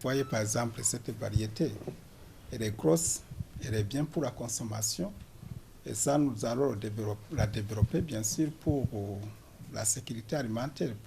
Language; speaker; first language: French; non-native, local second language; Rundi